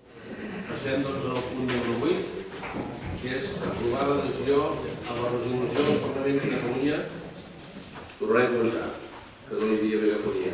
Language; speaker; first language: Catalan; native; Catalan